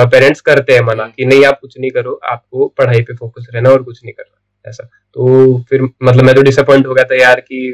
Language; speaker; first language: Hindi; non-native, local second language; Marathi